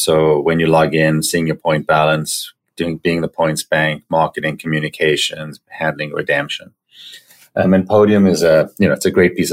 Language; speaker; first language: English; native; English